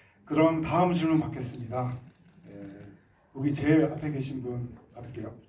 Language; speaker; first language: Korean; native; Korean